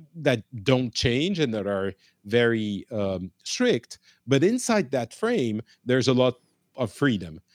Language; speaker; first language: English; non-native, fluent; Arabic